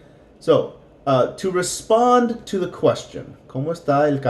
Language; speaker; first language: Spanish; non-native, fluent; English